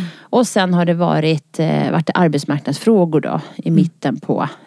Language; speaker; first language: Swedish; native; Swedish